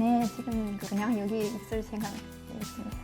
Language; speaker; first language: Korean; non-native, learner; Chinese